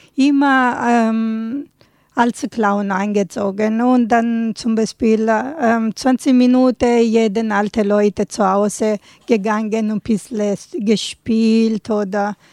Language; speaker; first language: German; non-native, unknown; Italian